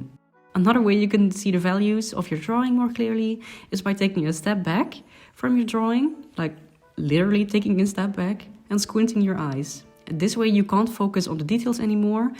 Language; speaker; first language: English; non-native, fluent; Dutch